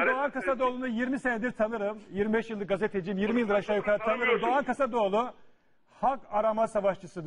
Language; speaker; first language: Turkish; native; Turkish